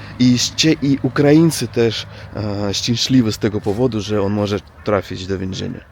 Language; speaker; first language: Polish; non-native, learner; Russian